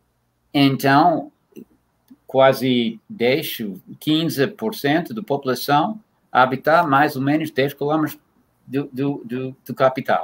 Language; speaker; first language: Portuguese; non-native, fluent; English